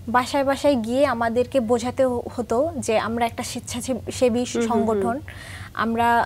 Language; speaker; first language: Bangla; native; Bangla